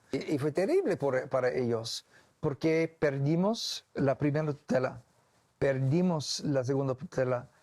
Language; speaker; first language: Spanish; non-native, learner; English